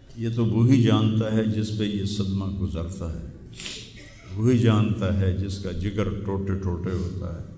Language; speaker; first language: Urdu; non-native, local second language; Punjabi